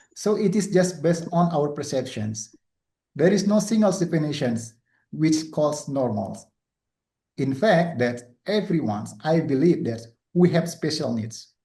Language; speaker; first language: English; non-native, learner; Indonesian